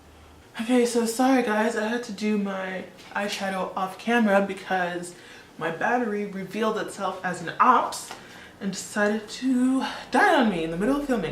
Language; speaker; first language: English; early bilingual, other home language; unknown